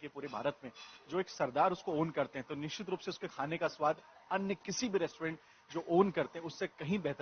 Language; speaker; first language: Hindi; native; Hindi